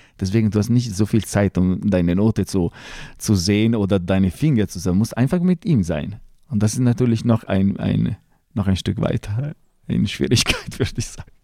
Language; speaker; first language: German; non-native, fluent; Italian